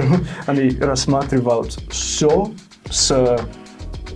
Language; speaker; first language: Russian; non-native, fluent; English